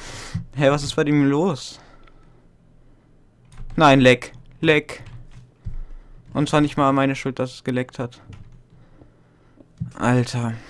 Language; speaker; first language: German; native; German